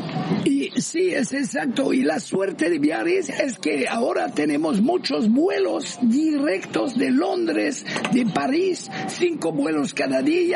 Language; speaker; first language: Spanish; non-native, fluent; French